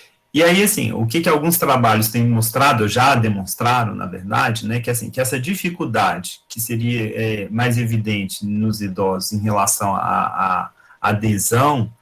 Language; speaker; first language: Portuguese; native; Portuguese